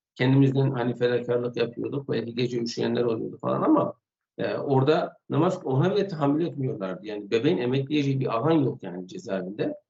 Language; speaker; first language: Turkish; non-native, local second language; Kurdish